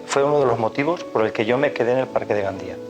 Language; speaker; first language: Spanish; native; Spanish